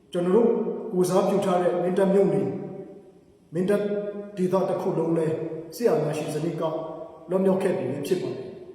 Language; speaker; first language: Burmese; non-native, local second language; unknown